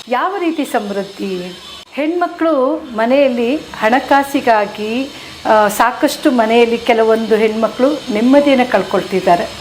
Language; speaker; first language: Kannada; native; Kannada